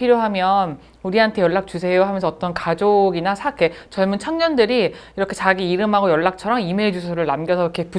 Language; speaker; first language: Korean; native; Korean